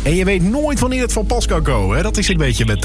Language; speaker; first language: Dutch; native; Dutch